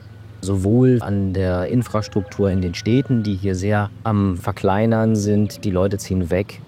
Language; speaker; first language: German; native; German